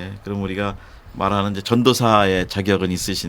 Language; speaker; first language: Korean; native; Korean